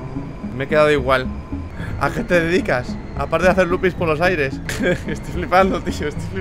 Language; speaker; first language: Spanish; native; Spanish